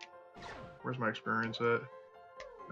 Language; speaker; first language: English; native; English